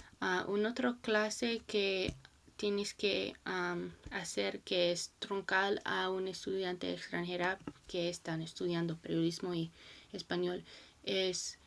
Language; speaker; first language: Spanish; non-native, learner; English